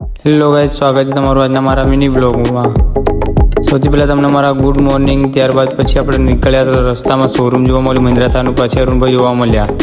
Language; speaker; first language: Gujarati; native; Gujarati